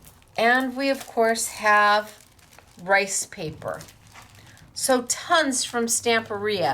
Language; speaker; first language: English; native; English